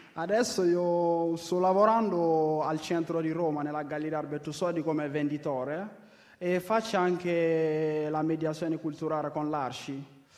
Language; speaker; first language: Italian; non-native, fluent; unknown